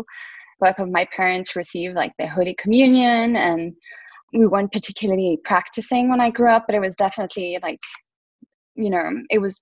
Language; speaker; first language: English; early bilingual, other home language; French